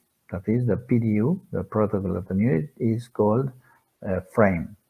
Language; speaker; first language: English; non-native, fluent; Spanish